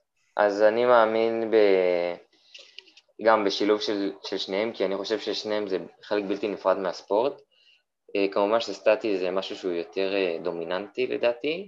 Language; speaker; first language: Hebrew; native; Hebrew